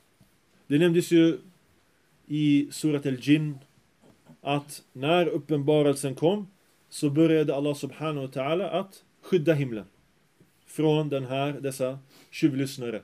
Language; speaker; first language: Swedish; early bilingual, other home language; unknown